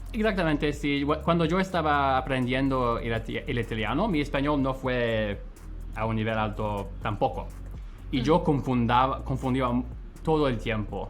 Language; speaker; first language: Spanish; non-native, fluent; English